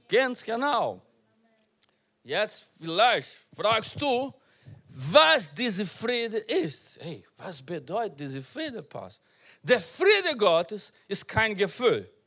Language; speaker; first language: German; non-native, learner; Portuguese